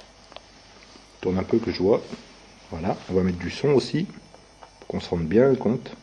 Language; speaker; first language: French; native; French